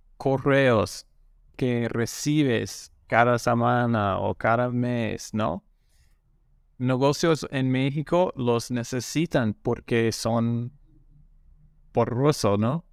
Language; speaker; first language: Spanish; non-native, learner; English